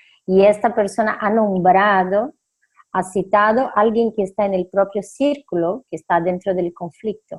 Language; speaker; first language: Spanish; non-native, fluent; Portuguese